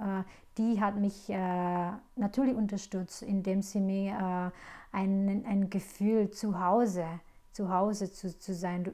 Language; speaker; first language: German; non-native, fluent; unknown